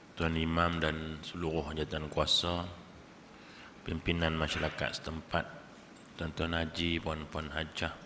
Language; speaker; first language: Malay; native; Malay